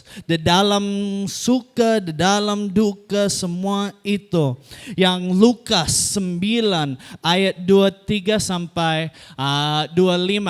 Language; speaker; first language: Indonesian; non-native, fluent; English